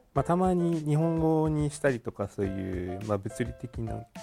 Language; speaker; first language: Japanese; non-native, fluent; French